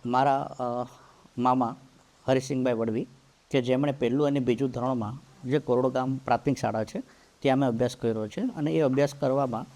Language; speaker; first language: Gujarati; non-native, local second language; Vasavi